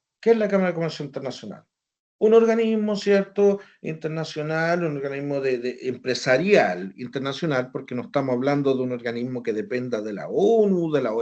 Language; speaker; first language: Spanish; native; Spanish